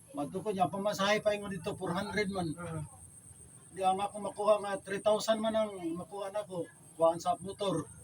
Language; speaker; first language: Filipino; native; Filipino